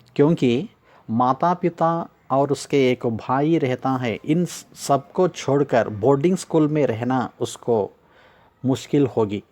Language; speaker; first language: Hindi; non-native, local second language; Telugu